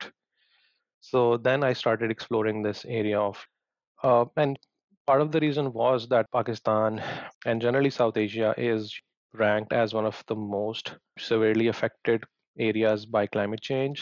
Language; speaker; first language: English; non-native, local second language; Punjabi